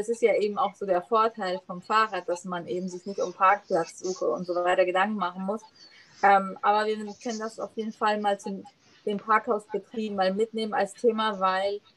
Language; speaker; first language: German; native; German